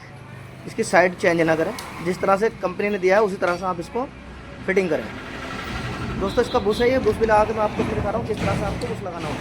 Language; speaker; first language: Hindi; native; Hindi